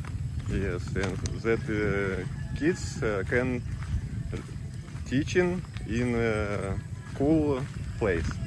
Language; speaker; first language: English; non-native, learner; Russian